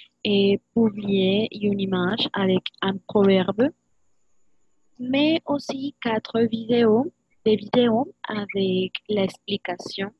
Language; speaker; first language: French; non-native, learner; Spanish